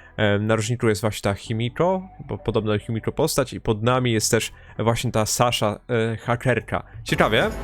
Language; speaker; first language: Polish; native; Polish